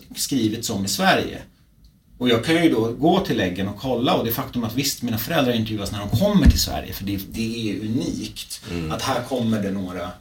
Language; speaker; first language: Swedish; early bilingual, other home language; Czech